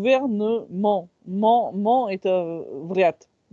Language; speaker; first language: Russian; non-native, fluent; French